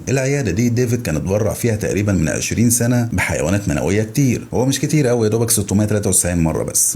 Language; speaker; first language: Arabic; native; Arabic